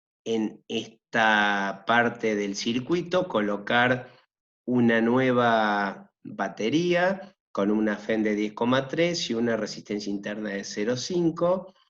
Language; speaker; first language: Spanish; native; Spanish